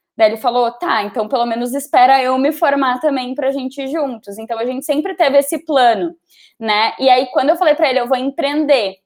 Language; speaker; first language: Portuguese; native; Portuguese